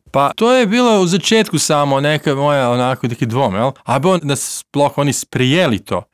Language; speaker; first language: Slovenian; non-native, learner; Serbian